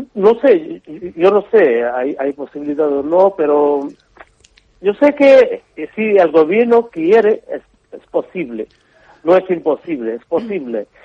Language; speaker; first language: Spanish; non-native, learner; Bangla